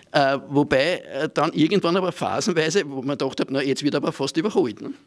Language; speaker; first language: German; native; German